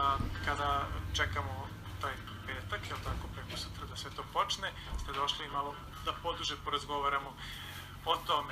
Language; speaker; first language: Serbian; native; Serbian